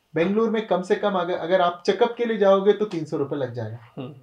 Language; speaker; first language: Hindi; non-native, local second language; Kannada